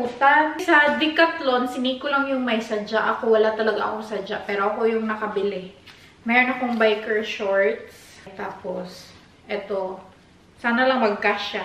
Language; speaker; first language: Filipino; non-native, local second language; Cebuano